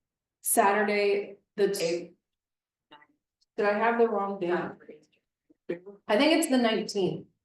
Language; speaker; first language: English; native; English